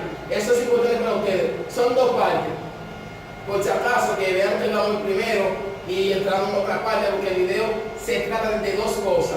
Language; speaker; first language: Spanish; non-native, fluent; Haitian Creole